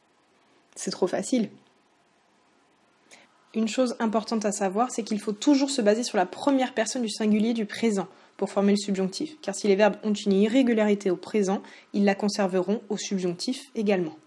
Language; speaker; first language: French; native; French